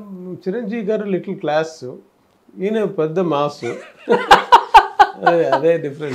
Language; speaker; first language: Telugu; non-native, learner; Tamil